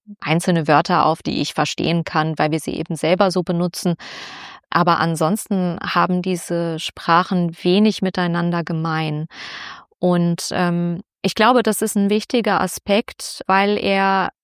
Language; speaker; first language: German; early bilingual, other home language; Albanian